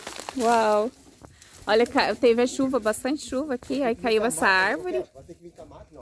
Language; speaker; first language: Portuguese; native; Portuguese